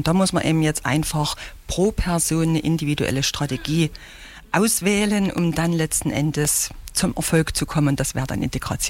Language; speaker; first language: German; native; German